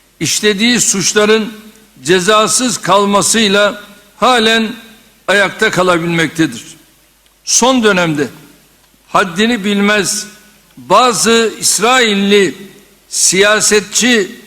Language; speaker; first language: Turkish; native; Turkish